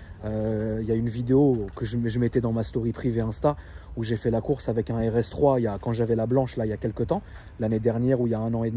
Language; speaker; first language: French; native; French